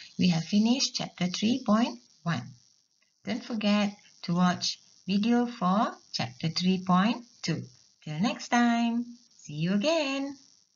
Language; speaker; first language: English; non-native, local second language; Malay